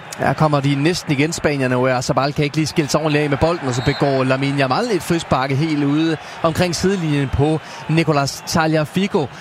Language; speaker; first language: Danish; native; Danish